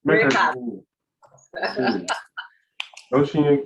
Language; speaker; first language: Portuguese; non-native, learner; English